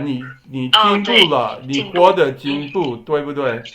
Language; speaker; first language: Chinese; non-native, learner; English